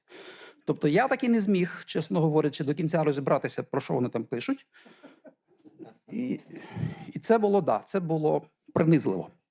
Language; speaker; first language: Ukrainian; native; Ukrainian